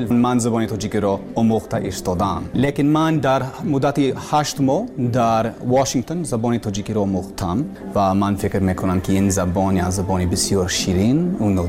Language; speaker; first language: Persian; non-native, learner; English